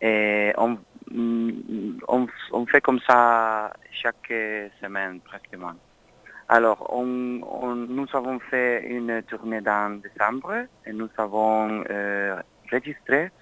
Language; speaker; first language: French; non-native, learner; Spanish